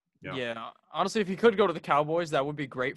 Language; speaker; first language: English; native; English